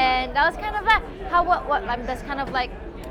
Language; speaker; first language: English; non-native, local second language; Filipino